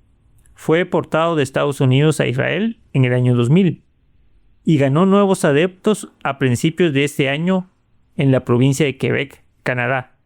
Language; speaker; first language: Spanish; native; Spanish